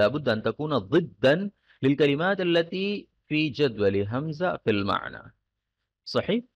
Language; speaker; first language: Arabic; non-native, fluent; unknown